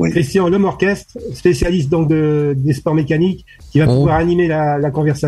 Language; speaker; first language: French; native; French